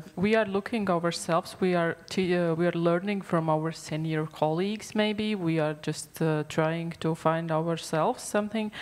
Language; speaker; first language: English; non-native, fluent; Latvian